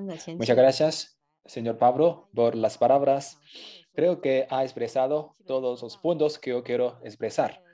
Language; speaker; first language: Spanish; non-native, fluent; Chinese